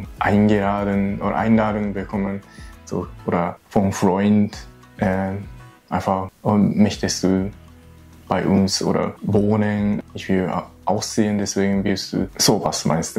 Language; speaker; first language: German; non-native, learner; Japanese